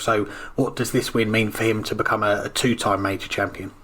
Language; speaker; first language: English; native; English